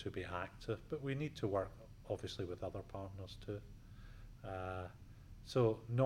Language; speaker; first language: English; native; English